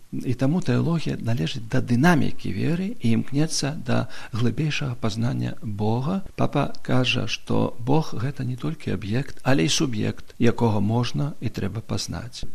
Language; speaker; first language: Belarusian; non-native, local second language; Polish